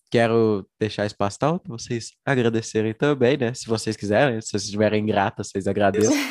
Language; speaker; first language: Portuguese; native; Portuguese